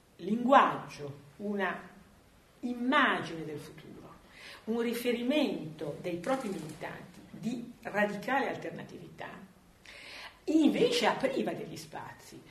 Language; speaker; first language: Italian; native; Italian